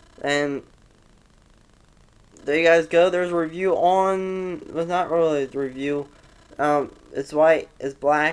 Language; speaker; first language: English; native; English